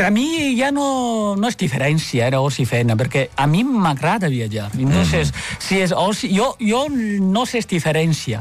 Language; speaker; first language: Catalan; non-native, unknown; Chinese